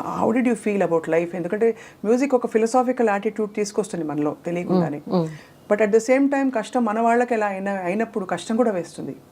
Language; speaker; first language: Telugu; native; Telugu